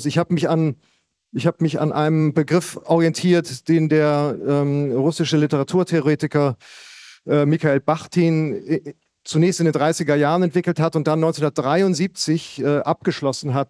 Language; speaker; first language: German; native; German